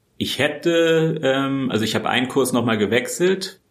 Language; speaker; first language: German; native; German